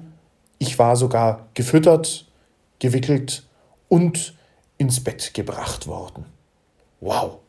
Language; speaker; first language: German; native; German